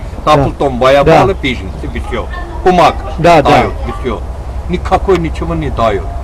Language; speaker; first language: Russian; non-native, learner; Azerbaijani